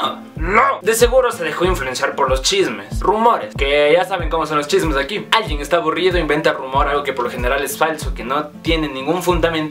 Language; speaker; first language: Spanish; native; Spanish